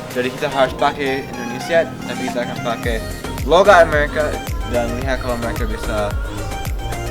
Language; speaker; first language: Indonesian; non-native, local second language; English